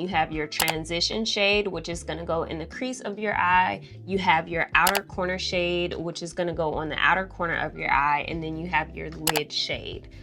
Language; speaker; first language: English; native; English